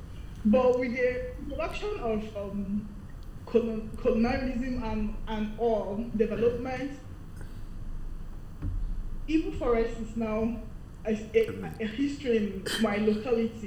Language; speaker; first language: English; non-native, local second language; Igbo